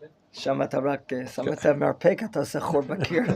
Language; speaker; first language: Hebrew; non-native, fluent; English